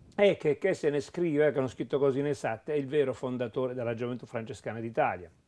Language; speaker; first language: Italian; native; Italian